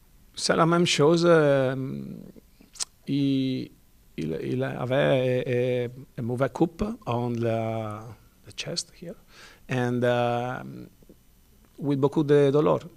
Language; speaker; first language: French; non-native, learner; Italian